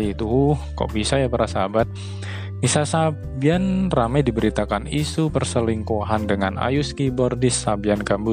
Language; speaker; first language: Indonesian; native; Indonesian